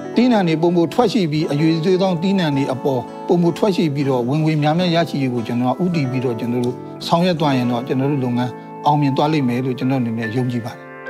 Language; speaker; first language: Burmese; native; Burmese